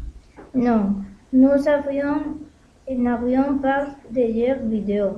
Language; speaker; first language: French; non-native, learner; Spanish